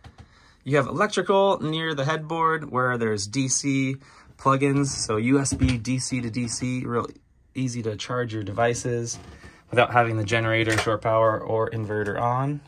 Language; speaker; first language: English; native; English